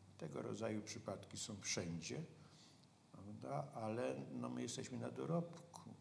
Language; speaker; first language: Polish; native; Polish